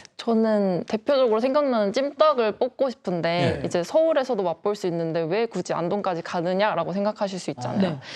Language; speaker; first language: Korean; native; Korean